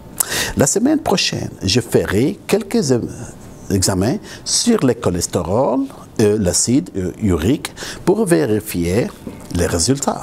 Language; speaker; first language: French; non-native, local second language; Arabic